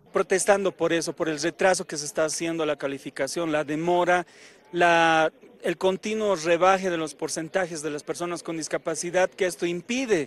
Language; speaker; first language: Spanish; native; Spanish